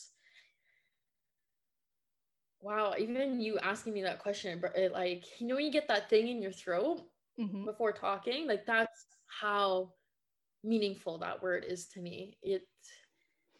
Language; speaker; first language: English; non-native, fluent; French